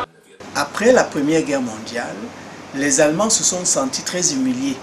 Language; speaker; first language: French; non-native, local second language; Duala